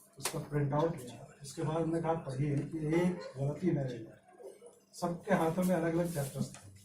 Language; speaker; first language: Urdu; native; Urdu